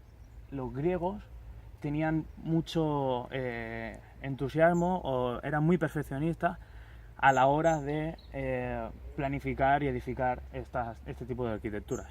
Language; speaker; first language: Spanish; native; Spanish